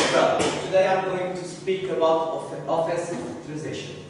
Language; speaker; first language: English; non-native, learner; Portuguese